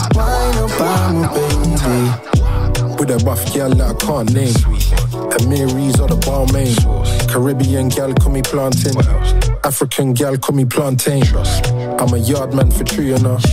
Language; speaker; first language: English; native; English